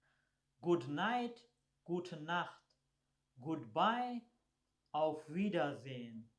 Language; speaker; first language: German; non-native, fluent; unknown